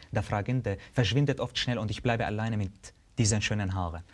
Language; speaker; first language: German; non-native, fluent; Arabic